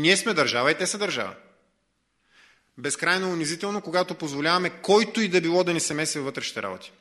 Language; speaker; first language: Bulgarian; native; Bulgarian